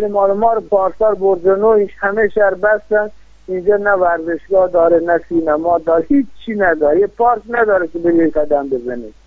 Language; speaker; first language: Persian; non-native, local second language; Baluchi